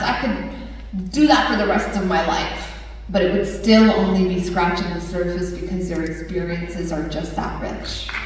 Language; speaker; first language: English; early bilingual, other home language; Punjabi